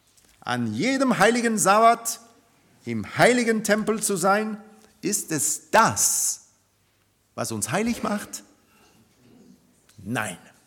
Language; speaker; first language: German; non-native, fluent; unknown